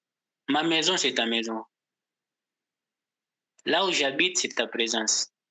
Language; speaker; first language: French; non-native, local second language; Portuguese